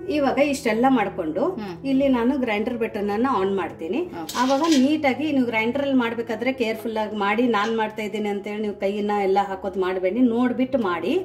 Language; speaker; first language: Kannada; native; Kannada